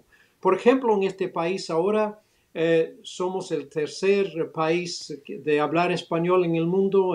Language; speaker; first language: Spanish; early bilingual, other home language; English